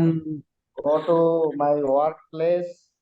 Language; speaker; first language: English; non-native, learner; Bangla